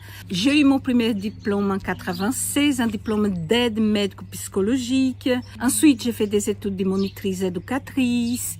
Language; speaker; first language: French; non-native, fluent; Portuguese